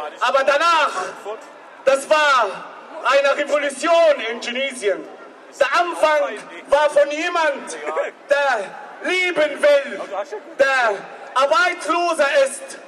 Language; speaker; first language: German; non-native, learner; Arabic